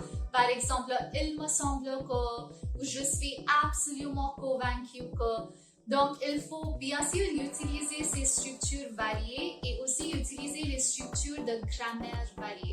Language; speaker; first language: French; non-native, fluent; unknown